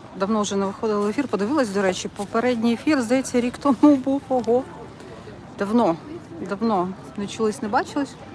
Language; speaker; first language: Ukrainian; non-native, local second language; Russian